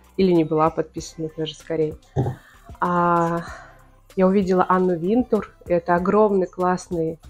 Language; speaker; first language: Russian; native; Russian